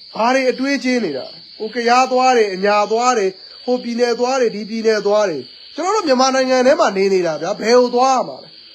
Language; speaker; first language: Burmese; non-native, local second language; S'gaw Karen